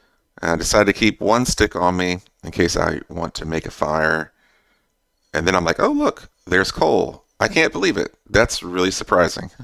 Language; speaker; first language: English; native; English